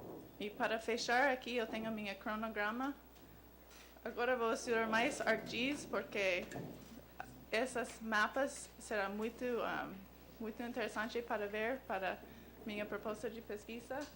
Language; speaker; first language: Portuguese; non-native, learner; English